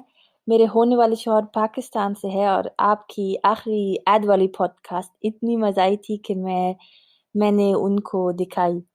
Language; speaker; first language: Hindi; non-native, learner; German